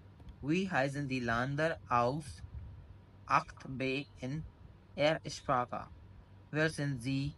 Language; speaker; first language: German; non-native, learner; Hindi